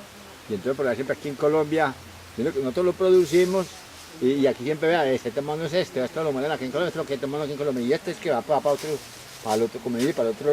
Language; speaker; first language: Spanish; native; Spanish